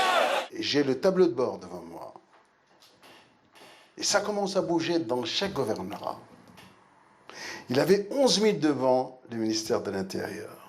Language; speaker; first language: French; non-native, local second language; Arabic